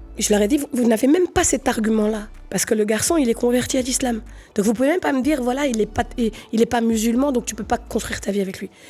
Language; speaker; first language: French; native; French